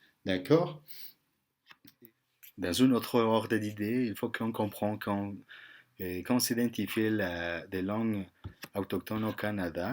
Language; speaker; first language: French; non-native, learner; Spanish